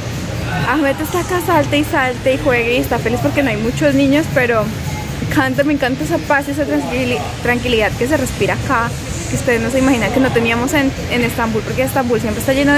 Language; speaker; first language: Spanish; native; Spanish